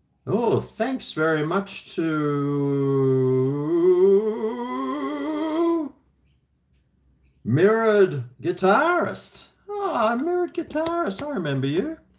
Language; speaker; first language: English; native; English